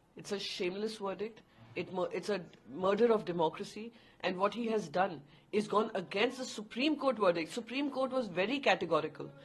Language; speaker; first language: English; non-native, local second language; Hindi